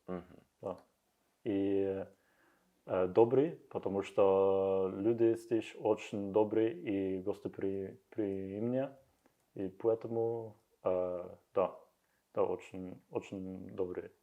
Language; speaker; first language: Russian; non-native, learner; Norwegian